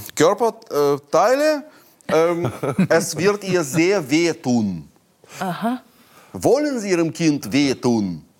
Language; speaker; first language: German; non-native, fluent; Russian